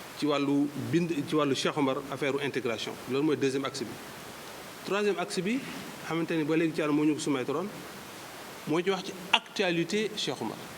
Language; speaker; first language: Wolof; non-native, local second language; Fula